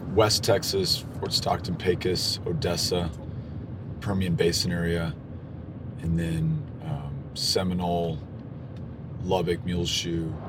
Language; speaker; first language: English; native; English